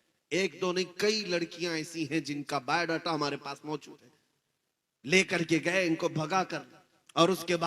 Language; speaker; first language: Hindi; native; Hindi